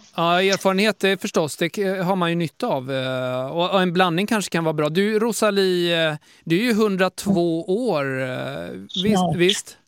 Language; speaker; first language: Swedish; native; Swedish